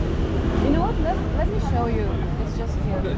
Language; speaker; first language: English; non-native, fluent; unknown